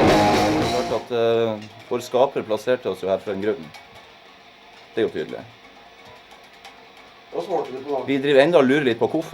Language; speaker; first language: Norwegian; native; Norwegian